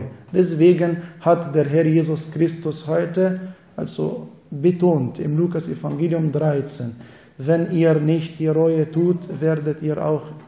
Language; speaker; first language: German; non-native, fluent; Arabic